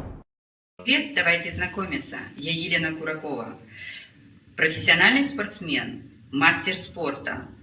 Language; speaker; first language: Russian; native; Russian